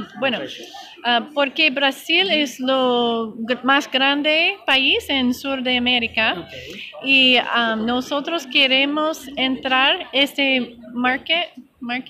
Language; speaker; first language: Spanish; non-native, learner; English